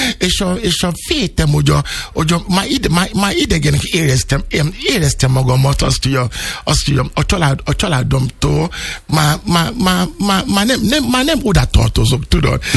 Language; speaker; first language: Hungarian; non-native, learner; Yoruba